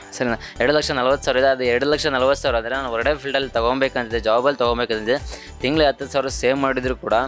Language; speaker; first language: Kannada; native; Kannada